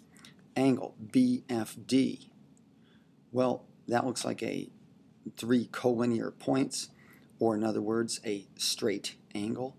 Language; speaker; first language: English; native; English